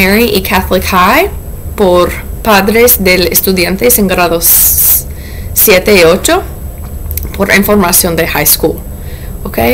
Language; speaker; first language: Spanish; non-native, learner; English